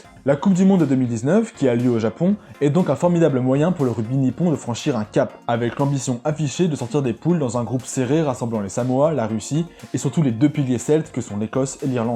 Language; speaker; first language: French; native; French